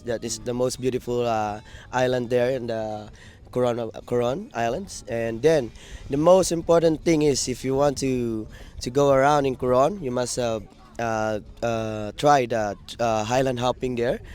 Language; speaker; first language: English; non-native, local second language; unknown